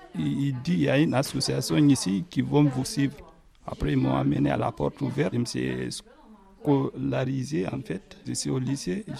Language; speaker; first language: French; non-native, local second language; Fula